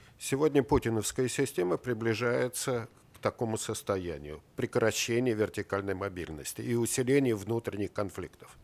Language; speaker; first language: Russian; native; Russian